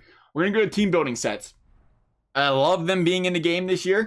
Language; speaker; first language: English; native; English